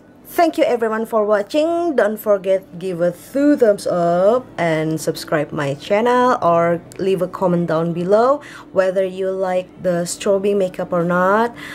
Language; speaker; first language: English; non-native, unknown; Indonesian